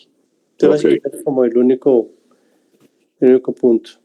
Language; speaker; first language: Spanish; native; Spanish